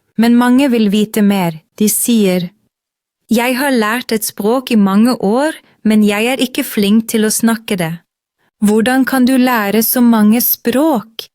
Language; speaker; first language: Norwegian; non-native, fluent; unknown